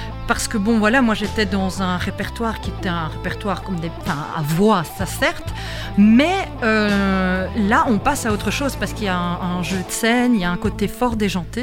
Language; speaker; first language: French; native; French